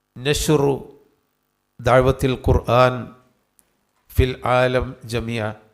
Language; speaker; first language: Arabic; non-native, fluent; Malayalam